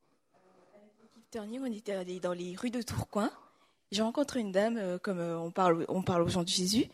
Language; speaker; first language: French; native; French